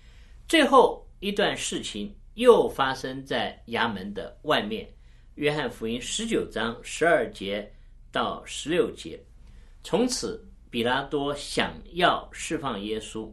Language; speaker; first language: Chinese; native; Chinese